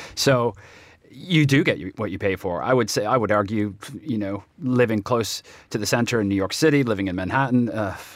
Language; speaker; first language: English; native; English